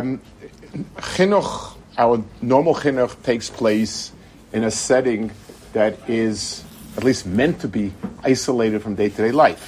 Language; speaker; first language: English; native; English